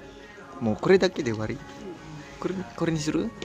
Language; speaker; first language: Japanese; non-native, learner; Indonesian